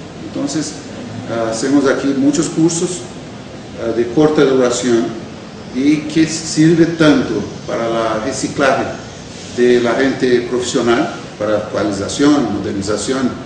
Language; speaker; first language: Spanish; non-native, fluent; Portuguese